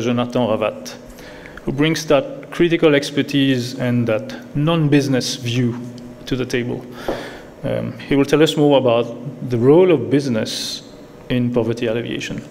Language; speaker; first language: English; non-native, local second language; Morisyen